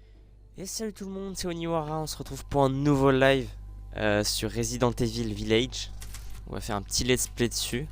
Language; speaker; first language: French; native; French